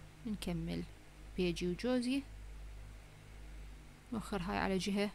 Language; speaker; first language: Arabic; native; Arabic